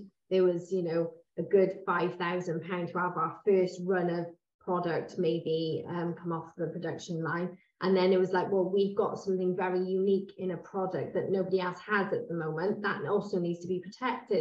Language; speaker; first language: English; native; English